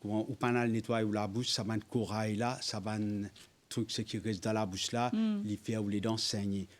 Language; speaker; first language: French; non-native, local second language; Morisyen